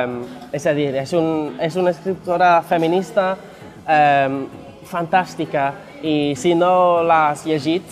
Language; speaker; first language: Catalan; non-native, fluent; English